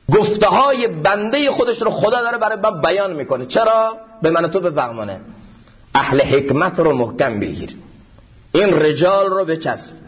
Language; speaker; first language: Persian; native; Persian